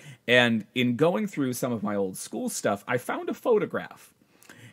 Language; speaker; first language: English; native; English